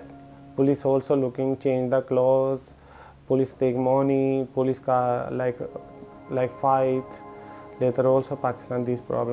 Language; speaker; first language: English; non-native, learner; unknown